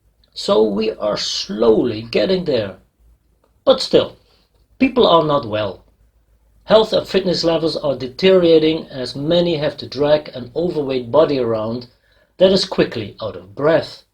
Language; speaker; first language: English; non-native, fluent; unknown